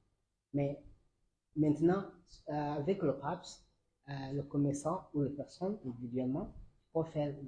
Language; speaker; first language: French; non-native, learner; Arabic